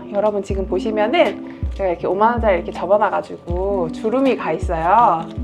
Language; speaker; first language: Korean; native; Korean